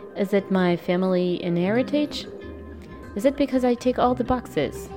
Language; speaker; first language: English; non-native, fluent; French